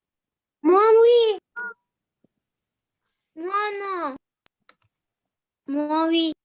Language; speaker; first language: French; non-native, learner; Arabic